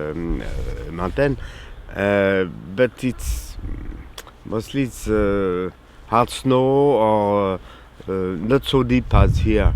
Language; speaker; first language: English; non-native, learner; French